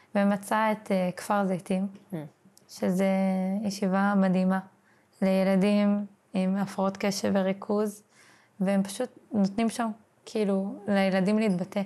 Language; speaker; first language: Hebrew; early bilingual, other home language; English